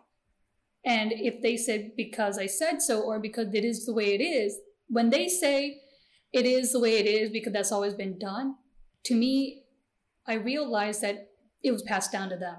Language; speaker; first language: English; early bilingual, other home language; Gujarati